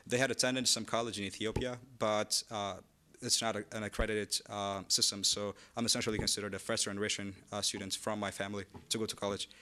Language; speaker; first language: English; non-native, fluent; Amharic